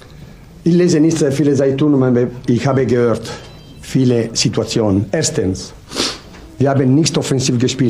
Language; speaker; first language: German; non-native, learner; Italian